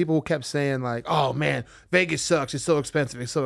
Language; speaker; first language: English; native; English